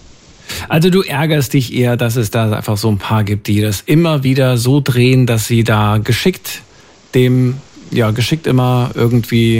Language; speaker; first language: German; native; German